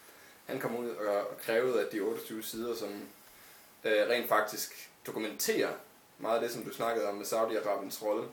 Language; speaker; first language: Danish; native; Danish